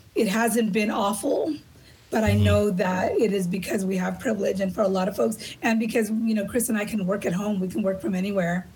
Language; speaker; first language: English; native; English